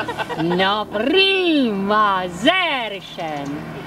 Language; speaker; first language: German; non-native, learner; Czech